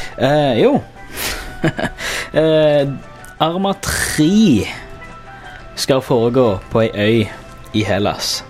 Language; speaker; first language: Norwegian; native; Norwegian